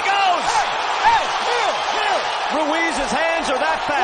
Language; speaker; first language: English; native; English